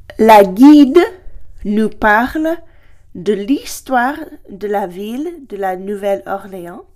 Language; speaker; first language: French; non-native, fluent; English